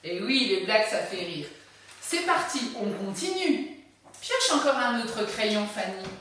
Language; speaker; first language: French; native; French